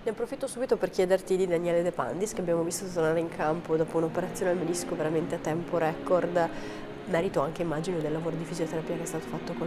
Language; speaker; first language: Italian; native; Italian